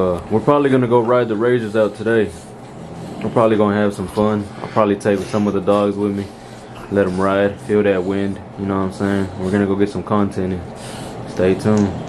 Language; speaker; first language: English; early bilingual, other home language; Spanish